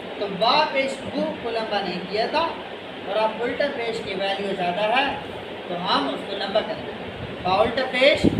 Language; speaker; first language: Urdu; native; Urdu